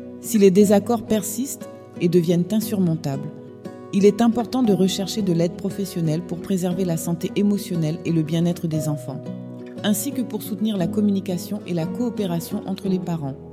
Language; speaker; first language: French; native; French